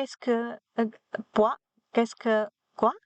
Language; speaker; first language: French; non-native, learner; Chinese